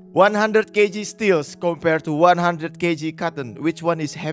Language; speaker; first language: English; non-native, fluent; Indonesian